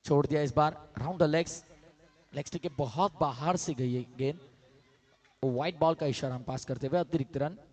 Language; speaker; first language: Hindi; non-native, local second language; Marathi